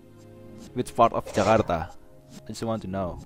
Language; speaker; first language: English; non-native, learner; Indonesian